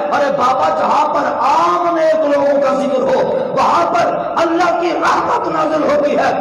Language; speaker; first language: Urdu; non-native, local second language; Punjabi